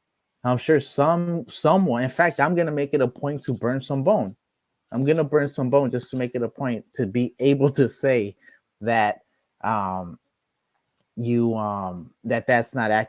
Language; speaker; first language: English; native; English